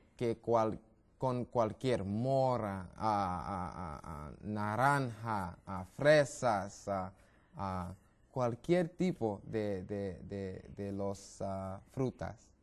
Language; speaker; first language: Spanish; non-native, learner; English